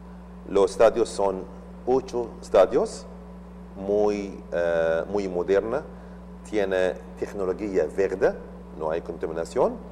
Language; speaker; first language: Spanish; non-native, learner; Arabic